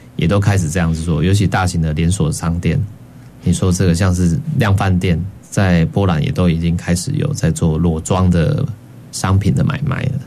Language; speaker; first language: Chinese; native; Chinese